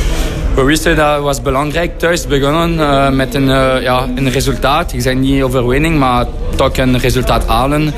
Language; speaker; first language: Dutch; non-native, fluent; French